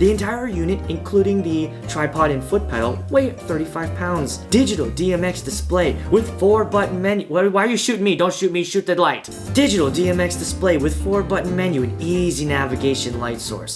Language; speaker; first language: English; native; English